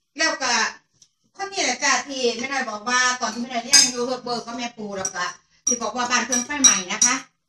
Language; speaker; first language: Thai; native; Thai